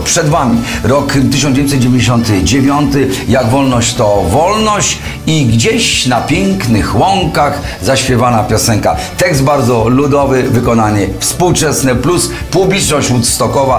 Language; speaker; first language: Polish; native; Polish